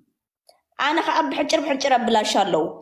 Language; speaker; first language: Amharic; non-native, learner; Tigrinya